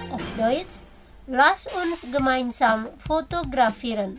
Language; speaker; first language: German; non-native, fluent; Indonesian